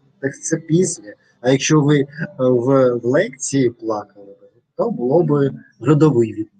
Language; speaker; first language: Ukrainian; non-native, learner; Russian